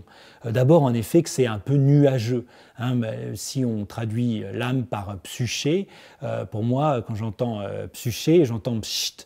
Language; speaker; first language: French; native; French